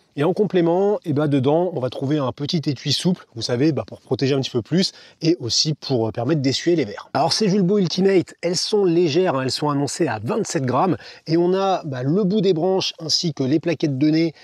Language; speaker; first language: French; native; French